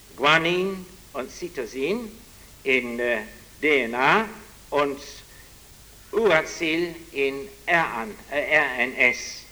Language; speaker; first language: German; non-native, fluent; English